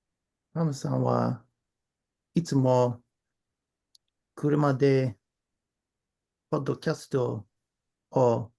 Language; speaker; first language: Japanese; non-native, learner; English